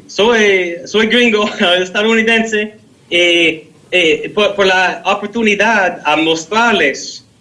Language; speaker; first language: Spanish; non-native, learner; English